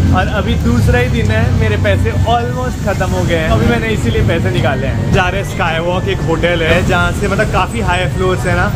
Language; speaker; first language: Hindi; native; Hindi